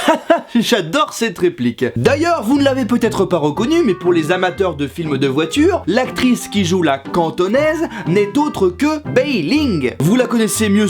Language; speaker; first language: French; native; French